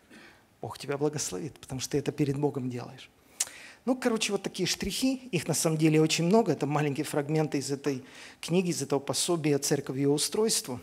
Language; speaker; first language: Russian; native; Russian